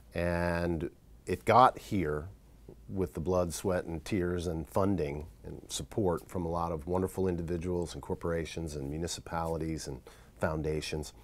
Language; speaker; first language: English; native; English